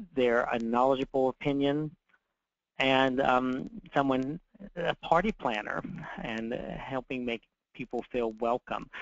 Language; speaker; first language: English; native; English